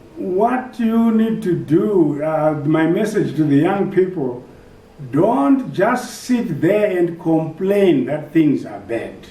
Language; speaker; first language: English; non-native, local second language; Shona